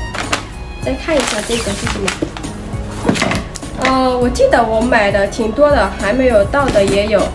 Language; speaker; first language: Chinese; non-native, fluent; Lao